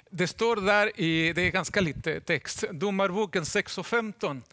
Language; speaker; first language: Swedish; non-native, fluent; Spanish